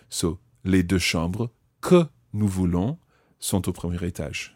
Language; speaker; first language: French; non-native, fluent; English